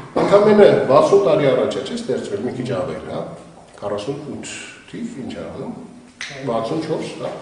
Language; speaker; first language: Armenian; native; Armenian